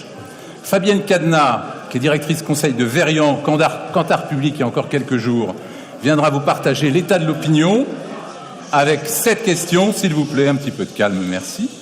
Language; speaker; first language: French; native; French